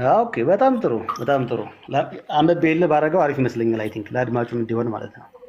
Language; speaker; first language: Amharic; native; Amharic